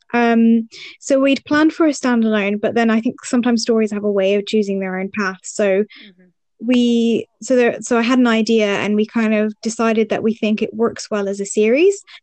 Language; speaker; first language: English; early bilingual, other home language; Arabic